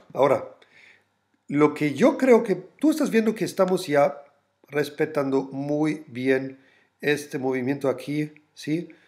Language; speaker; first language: Spanish; non-native, fluent; German